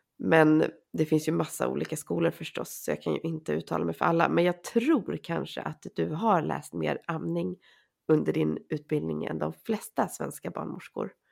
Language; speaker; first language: Swedish; native; Swedish